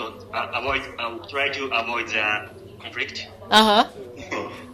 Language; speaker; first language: English; non-native, learner; Japanese